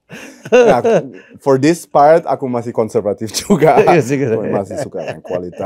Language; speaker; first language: Indonesian; early bilingual, heritage; German